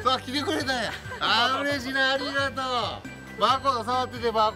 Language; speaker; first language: Japanese; native; Japanese